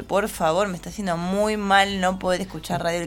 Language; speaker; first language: Spanish; native; Spanish